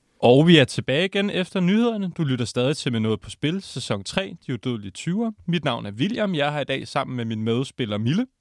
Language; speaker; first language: Danish; native; Danish